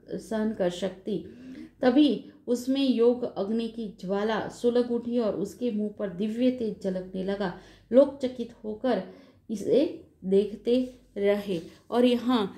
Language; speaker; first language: Hindi; non-native, local second language; Gujarati